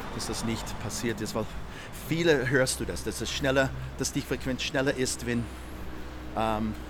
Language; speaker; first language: German; non-native, fluent; English